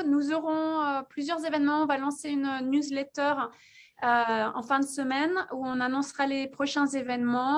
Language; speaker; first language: French; native; French